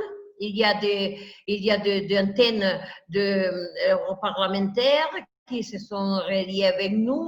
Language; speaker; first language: French; non-native, fluent; Italian